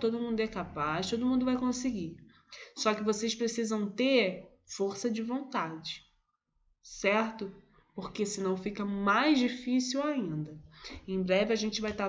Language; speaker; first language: Portuguese; native; Portuguese